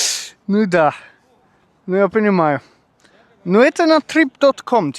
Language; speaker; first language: Russian; non-native, learner; English